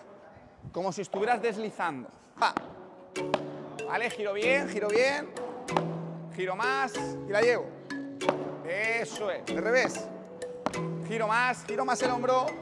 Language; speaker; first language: Spanish; native; Spanish